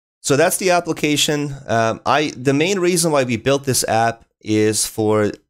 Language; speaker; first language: English; native; English